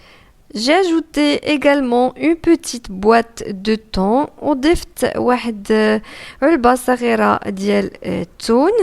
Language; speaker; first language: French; non-native, local second language; Arabic